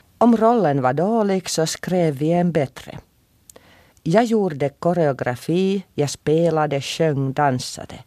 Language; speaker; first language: Swedish; non-native, local second language; Finnish